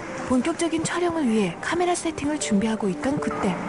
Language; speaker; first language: Korean; native; Korean